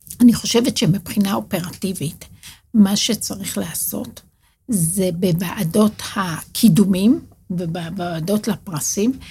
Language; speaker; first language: Hebrew; native; Hebrew